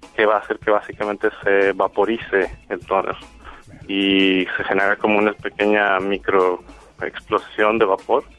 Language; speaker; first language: Spanish; native; Spanish